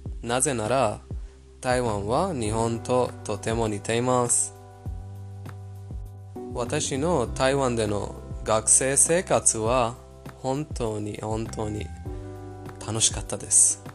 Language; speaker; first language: Japanese; non-native, fluent; Persian